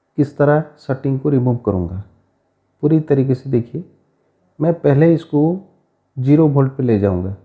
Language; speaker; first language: Hindi; non-native, local second language; Odia